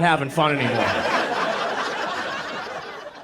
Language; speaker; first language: English; native; English